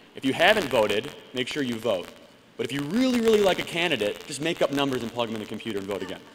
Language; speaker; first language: English; native; English